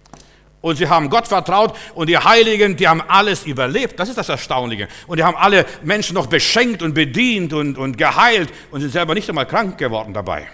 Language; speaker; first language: German; native; German